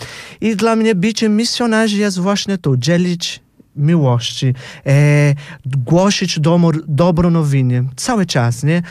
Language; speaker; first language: Polish; non-native, fluent; Portuguese